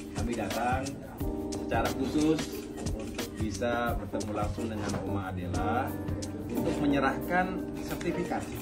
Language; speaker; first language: Indonesian; native; Indonesian